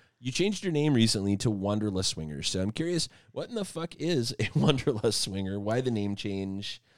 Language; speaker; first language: English; native; English